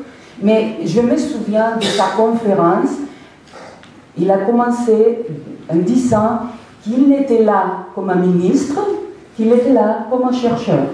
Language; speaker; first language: French; non-native, fluent; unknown